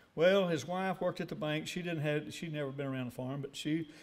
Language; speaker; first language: English; native; English